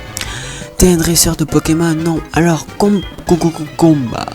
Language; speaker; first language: French; native; French